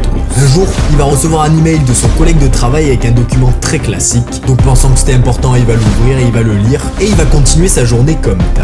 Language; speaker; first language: French; native; French